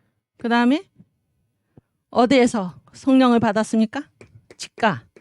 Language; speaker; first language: Korean; native; Korean